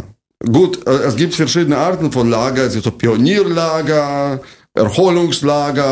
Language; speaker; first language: German; non-native, fluent; Russian